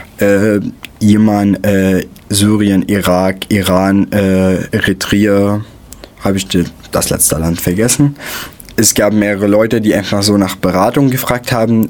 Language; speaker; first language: German; non-native, fluent; Arabic